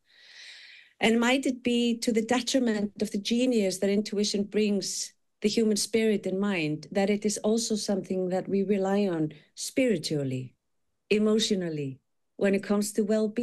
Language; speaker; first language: English; non-native, fluent; Icelandic